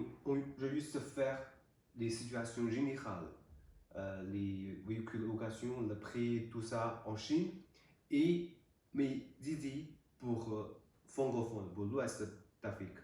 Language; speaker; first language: French; non-native, learner; Chinese